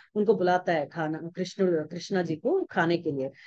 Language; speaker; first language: Hindi; non-native, local second language; Telugu